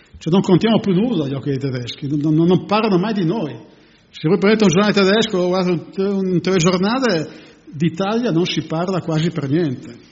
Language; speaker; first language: Italian; native; Italian